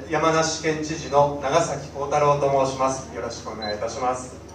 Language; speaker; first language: Japanese; native; Japanese